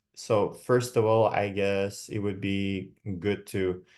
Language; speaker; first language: English; non-native, fluent; Kazakh